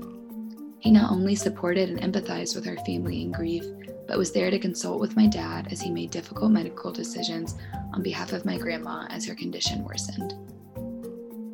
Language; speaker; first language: English; native; English